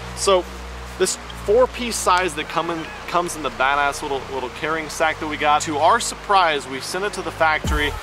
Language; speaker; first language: English; native; English